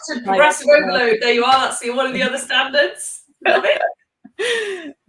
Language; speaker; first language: English; native; English